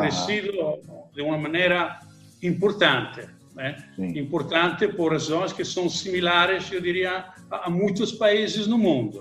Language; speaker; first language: Portuguese; non-native, learner; Italian